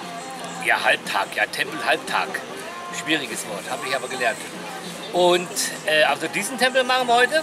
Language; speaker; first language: German; native; German